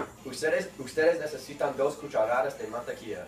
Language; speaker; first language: Spanish; non-native, learner; English